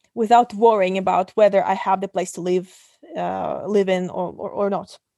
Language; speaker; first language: English; non-native, fluent; Russian